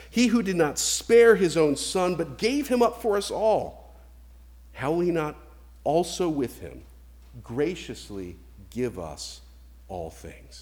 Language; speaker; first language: English; native; English